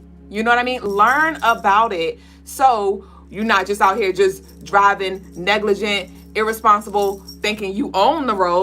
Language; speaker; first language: English; native; English